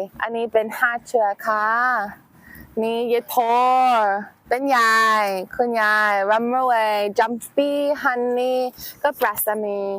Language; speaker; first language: Thai; non-native, learner; English